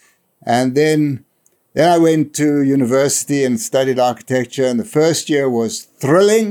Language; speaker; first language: English; native; English